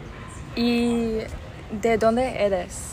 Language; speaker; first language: Spanish; non-native, learner; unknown